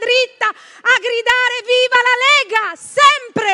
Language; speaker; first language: Italian; native; Italian